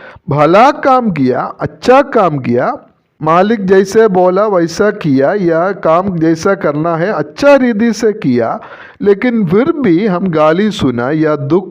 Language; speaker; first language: Hindi; non-native, local second language; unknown